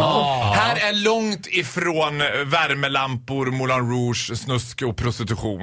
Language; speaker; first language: Swedish; native; Swedish